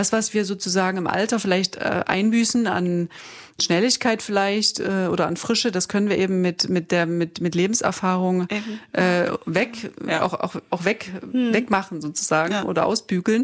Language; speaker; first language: German; native; German